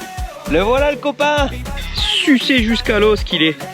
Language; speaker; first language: French; native; French